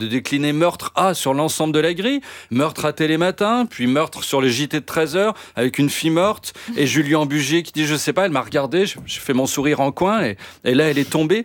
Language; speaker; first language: French; native; French